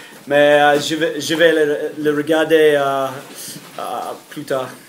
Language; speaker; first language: French; non-native, fluent; English